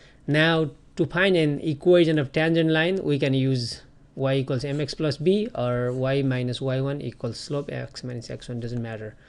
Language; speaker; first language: English; non-native, fluent; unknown